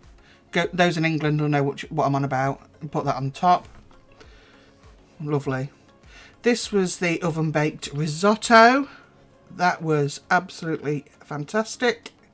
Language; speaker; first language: English; native; English